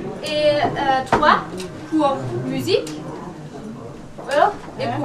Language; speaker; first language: French; non-native, learner; German